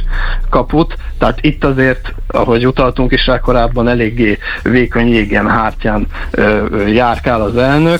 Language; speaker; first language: Hungarian; native; Hungarian